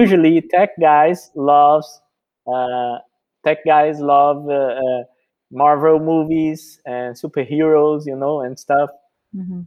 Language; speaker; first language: English; non-native, fluent; Portuguese